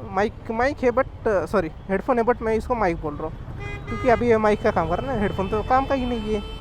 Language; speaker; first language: Hindi; non-native, local second language; Marathi